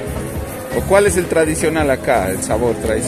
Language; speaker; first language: Spanish; native; Spanish